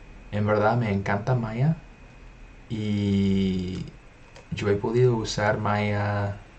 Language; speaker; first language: Spanish; non-native, fluent; English